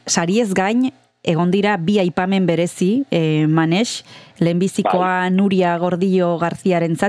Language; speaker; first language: Basque; native; Basque